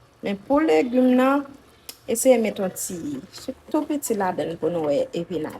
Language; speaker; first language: French; non-native, local second language; Haitian Creole